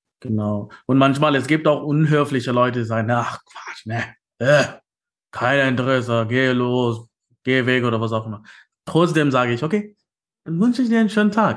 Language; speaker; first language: German; non-native, fluent; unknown